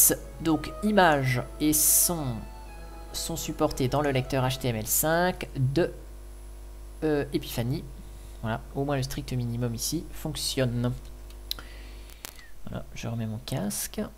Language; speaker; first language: French; native; French